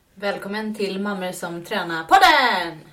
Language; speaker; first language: Swedish; native; Swedish